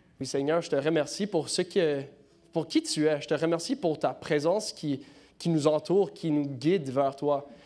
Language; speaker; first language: French; non-native, local second language; English